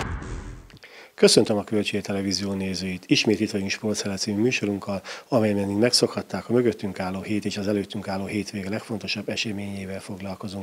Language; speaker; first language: Hungarian; native; Hungarian